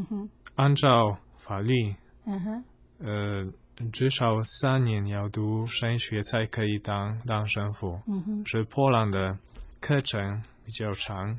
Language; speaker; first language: Chinese; non-native, fluent; Polish